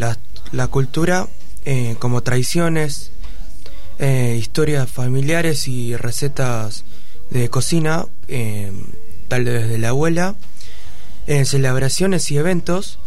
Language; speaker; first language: Spanish; early bilingual, other home language; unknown